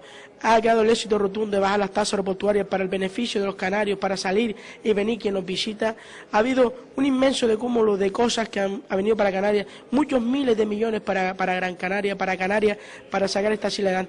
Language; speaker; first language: Spanish; native; Spanish